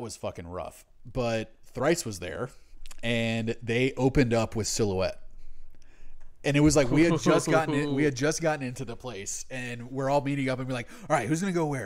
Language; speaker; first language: English; native; English